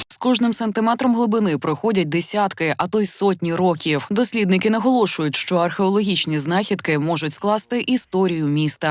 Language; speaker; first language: Ukrainian; native; Ukrainian